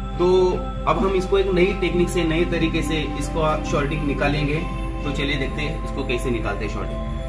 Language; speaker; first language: Hindi; native; Hindi